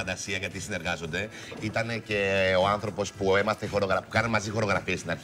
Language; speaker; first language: Greek; native; Greek